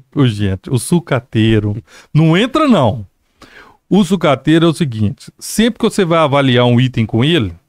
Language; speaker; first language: Portuguese; native; Portuguese